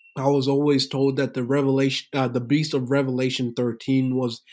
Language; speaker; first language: English; early bilingual, other home language; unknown